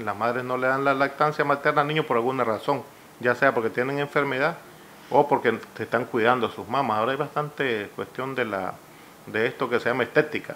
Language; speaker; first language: Spanish; native; Spanish